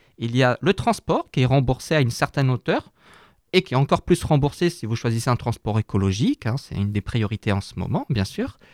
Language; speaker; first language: French; native; French